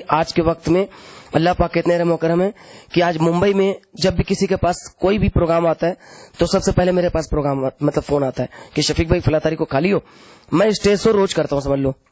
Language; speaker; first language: Hindi; native; Hindi